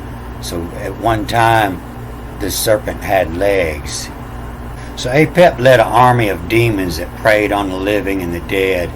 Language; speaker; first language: English; native; English